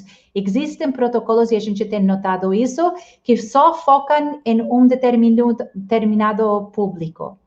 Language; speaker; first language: Portuguese; non-native, fluent; Spanish